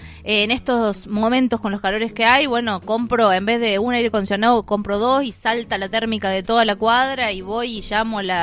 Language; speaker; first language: Spanish; native; Spanish